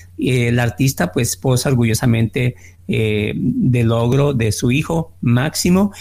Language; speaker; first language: Spanish; native; Spanish